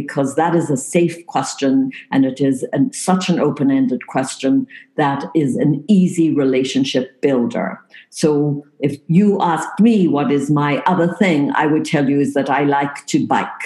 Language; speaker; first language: English; native; English